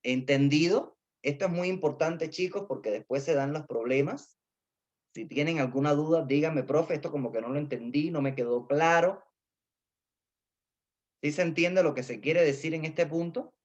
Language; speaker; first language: Spanish; native; Spanish